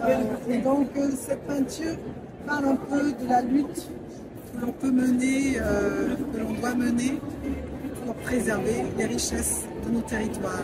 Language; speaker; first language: French; native; French